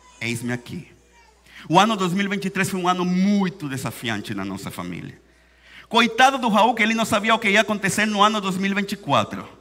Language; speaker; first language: Portuguese; non-native, fluent; Spanish